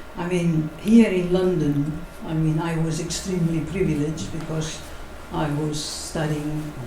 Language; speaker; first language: English; non-native, fluent; Catalan